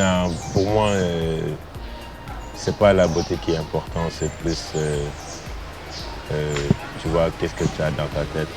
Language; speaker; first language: French; non-native, local second language; Wolof